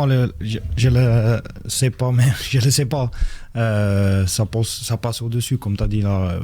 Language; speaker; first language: French; non-native, fluent; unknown